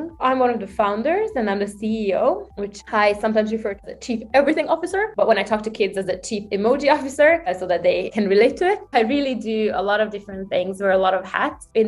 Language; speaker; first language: English; non-native, fluent; Hungarian